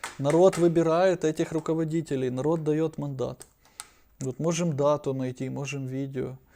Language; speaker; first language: Russian; non-native, local second language; Ukrainian